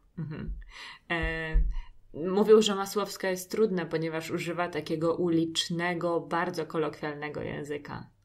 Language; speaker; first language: Polish; native; Polish